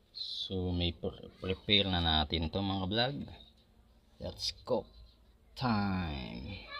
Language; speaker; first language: Filipino; non-native, local second language; Iloko